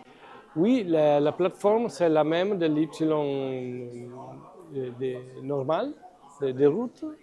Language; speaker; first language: French; non-native, fluent; Italian